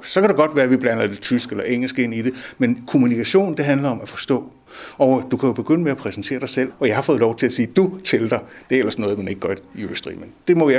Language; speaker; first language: Danish; native; Danish